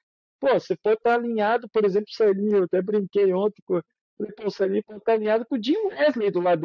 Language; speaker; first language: Portuguese; native; Portuguese